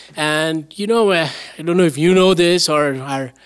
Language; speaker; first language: English; non-native, local second language; Tamil